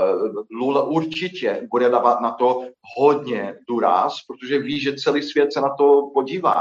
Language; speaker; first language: Czech; non-native, fluent; Portuguese